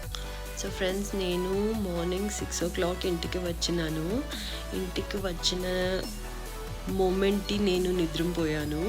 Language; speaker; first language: Telugu; non-native, learner; Kannada